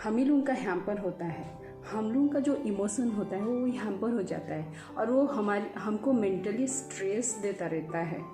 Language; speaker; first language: Hindi; non-native, local second language; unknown